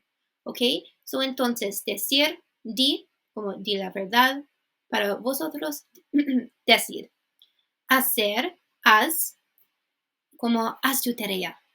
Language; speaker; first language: Spanish; non-native, fluent; English